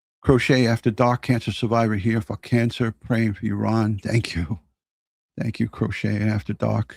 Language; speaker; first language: English; native; English